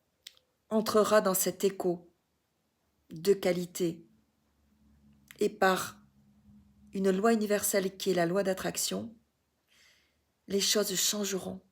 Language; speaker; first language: French; native; French